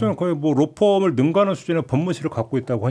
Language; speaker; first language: Korean; native; Korean